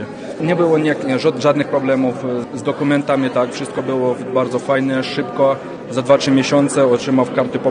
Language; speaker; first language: Polish; non-native, learner; Ukrainian